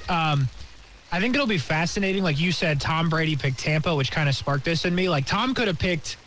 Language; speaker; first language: English; native; English